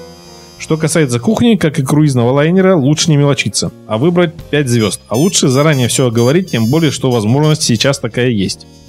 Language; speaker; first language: Russian; native; Russian